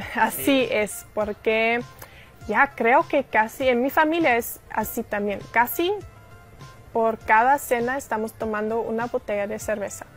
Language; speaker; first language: Spanish; non-native, learner; German